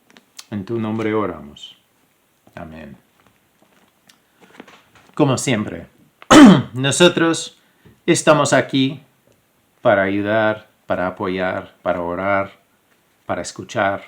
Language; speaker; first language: Spanish; non-native, fluent; English